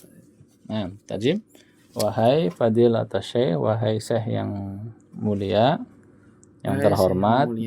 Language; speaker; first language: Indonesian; native; Indonesian